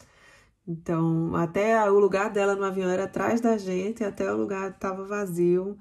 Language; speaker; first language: Portuguese; native; Portuguese